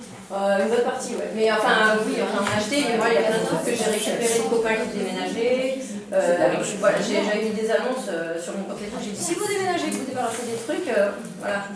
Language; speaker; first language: French; native; French